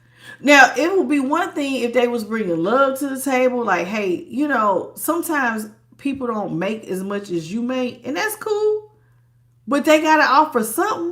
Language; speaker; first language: English; native; English